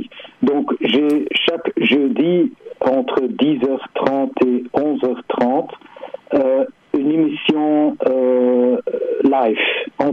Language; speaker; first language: French; non-native, fluent; Dutch